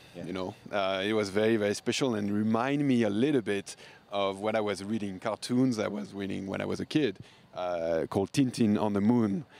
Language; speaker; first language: English; non-native, fluent; French